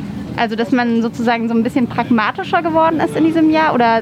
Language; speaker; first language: German; native; German